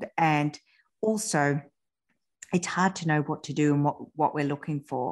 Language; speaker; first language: English; early bilingual, other home language; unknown